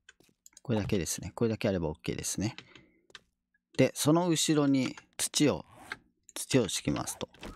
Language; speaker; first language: Japanese; native; Japanese